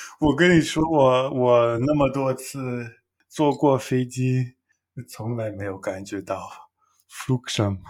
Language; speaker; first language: Chinese; non-native, fluent; English